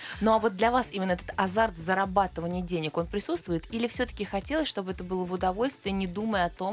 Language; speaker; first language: Russian; native; Russian